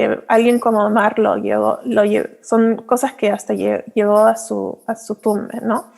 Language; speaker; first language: Spanish; early bilingual, heritage; Spanish